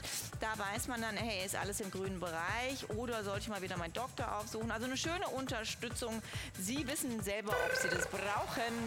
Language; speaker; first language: German; native; German